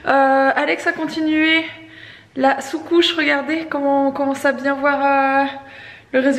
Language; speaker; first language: French; native; French